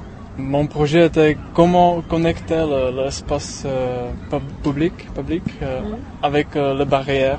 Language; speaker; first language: French; non-native, learner; Czech